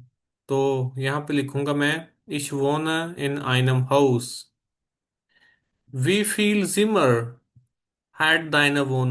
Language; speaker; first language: German; non-native, fluent; Hindi